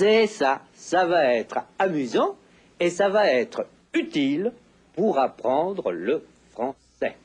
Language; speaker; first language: French; native; French